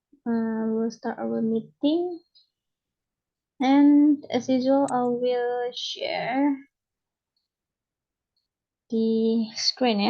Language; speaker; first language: English; non-native, fluent; Indonesian